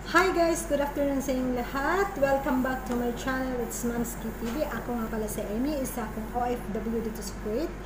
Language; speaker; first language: Filipino; non-native, local second language; Cebuano